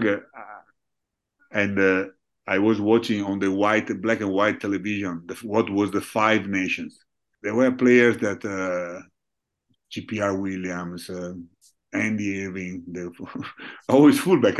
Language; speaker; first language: English; non-native, fluent; Italian